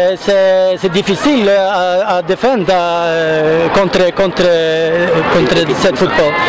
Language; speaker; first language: French; non-native, learner; Norwegian